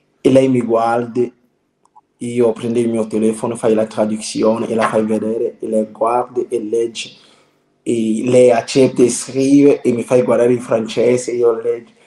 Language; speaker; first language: Italian; non-native, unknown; French